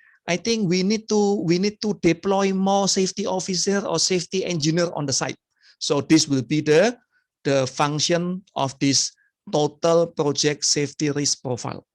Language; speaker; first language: English; non-native, fluent; Indonesian